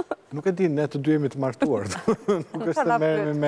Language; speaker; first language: Albanian; native; Albanian